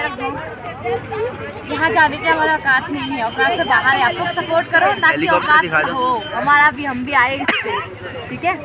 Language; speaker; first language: Hindi; non-native, local second language; Bangla